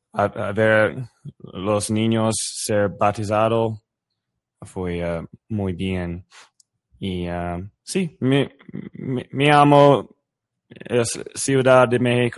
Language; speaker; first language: Spanish; non-native, learner; English